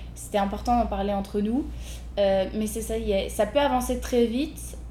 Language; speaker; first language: French; native; French